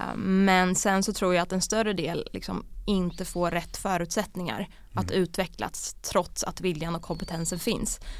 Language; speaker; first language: Swedish; early bilingual, other home language; Bosnian